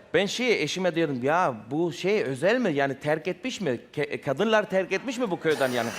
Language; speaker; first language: Turkish; non-native, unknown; Spanish